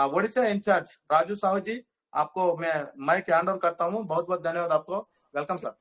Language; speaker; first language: Hindi; non-native, local second language; Telugu